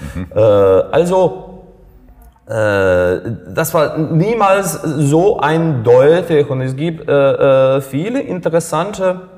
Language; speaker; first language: German; non-native, fluent; Serbian